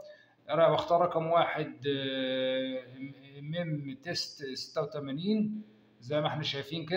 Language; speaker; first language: Arabic; native; Arabic